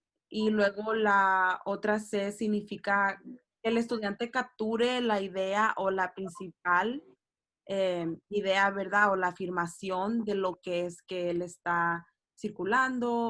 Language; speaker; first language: Spanish; early bilingual, heritage; Spanish